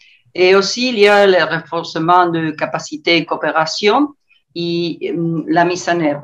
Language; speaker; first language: French; non-native, learner; Spanish